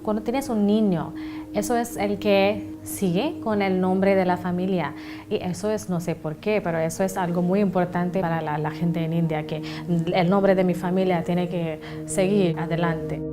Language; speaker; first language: Spanish; non-native, fluent; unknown